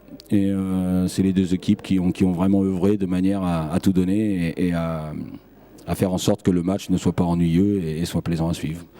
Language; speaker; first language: French; native; French